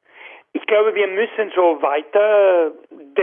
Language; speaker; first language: German; non-native, learner; Spanish